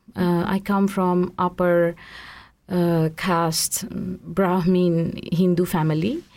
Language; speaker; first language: English; non-native, local second language; Bangla